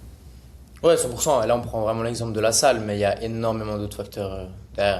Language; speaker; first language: French; native; French